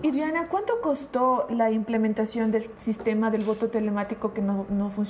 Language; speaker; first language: Spanish; native; Spanish